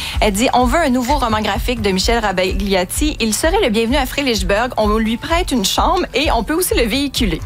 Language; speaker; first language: French; native; French